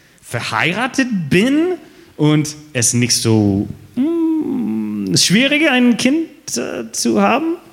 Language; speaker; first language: German; non-native, fluent; English